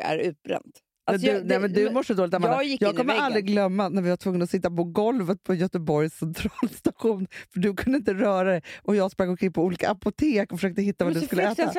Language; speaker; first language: Swedish; native; Swedish